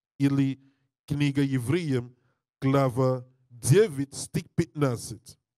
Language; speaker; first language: Russian; non-native, learner; English